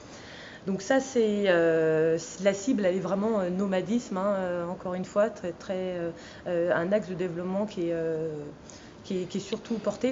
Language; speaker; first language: French; native; French